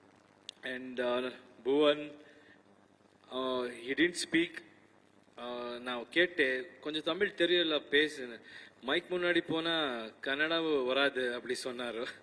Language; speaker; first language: Tamil; non-native, learner; Kannada